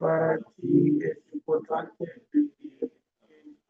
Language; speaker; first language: Spanish; non-native, learner; English